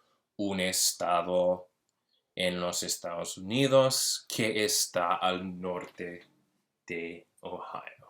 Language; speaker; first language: Spanish; early bilingual, heritage; Spanish